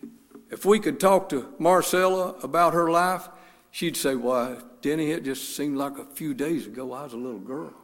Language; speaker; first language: English; native; English